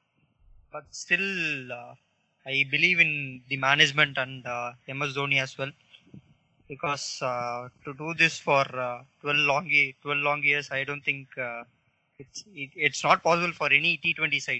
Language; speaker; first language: English; non-native, local second language; Tamil